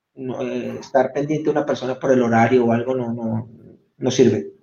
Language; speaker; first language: Spanish; native; Spanish